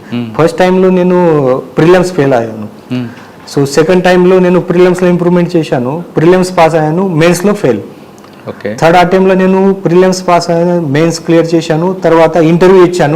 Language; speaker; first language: Telugu; non-native, learner; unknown